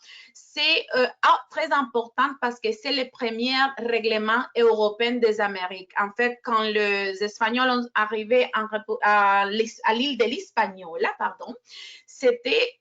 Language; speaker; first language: French; non-native, fluent; Spanish